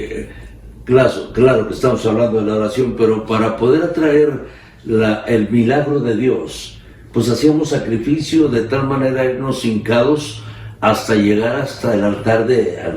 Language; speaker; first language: Spanish; native; Spanish